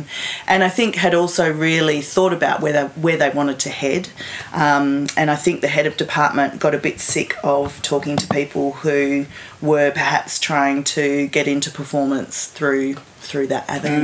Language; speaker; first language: English; native; English